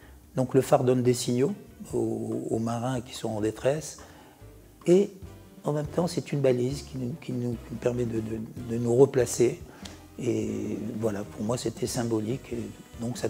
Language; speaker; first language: French; native; French